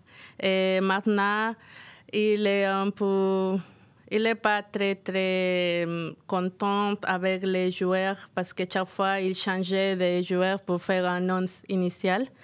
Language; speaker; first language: French; non-native, fluent; Spanish